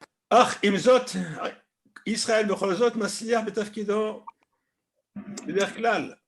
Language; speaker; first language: Hebrew; non-native, fluent; French